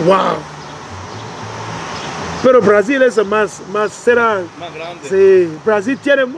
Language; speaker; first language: Spanish; non-native, learner; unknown